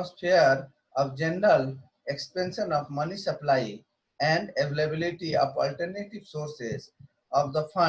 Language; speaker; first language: English; non-native, local second language; Hindi